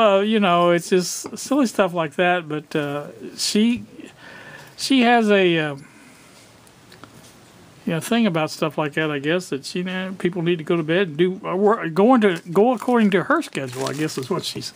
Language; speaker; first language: English; native; English